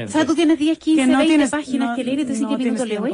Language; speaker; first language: Spanish; native; Spanish